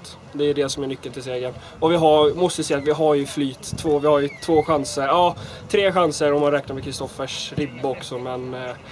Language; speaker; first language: Swedish; native; Swedish